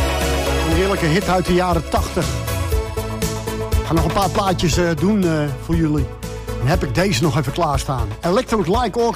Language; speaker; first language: Dutch; native; Dutch